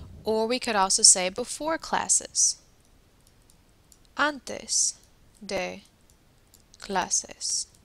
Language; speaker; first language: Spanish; non-native, fluent; English